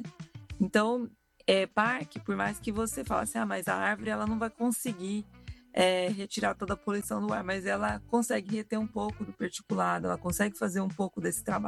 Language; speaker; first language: Portuguese; native; Portuguese